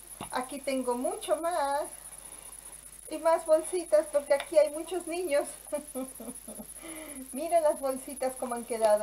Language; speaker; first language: Spanish; native; Spanish